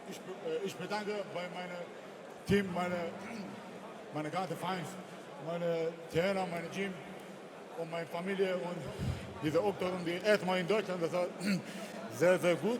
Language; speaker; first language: German; non-native, learner; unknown